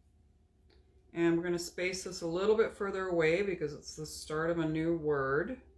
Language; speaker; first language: English; native; English